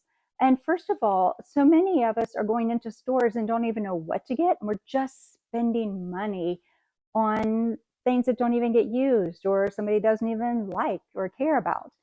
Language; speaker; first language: English; native; English